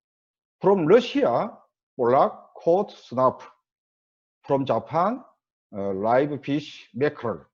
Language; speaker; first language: English; non-native, learner; Korean